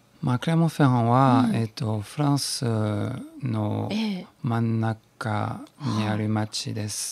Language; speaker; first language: Japanese; non-native, learner; French